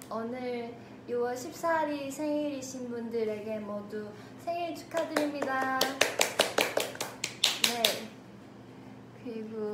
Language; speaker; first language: Korean; non-native, fluent; Chinese